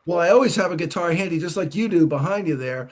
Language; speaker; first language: English; native; English